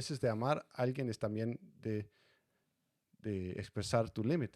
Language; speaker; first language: Spanish; non-native, fluent; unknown